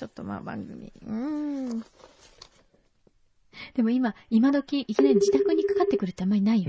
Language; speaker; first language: Japanese; native; Japanese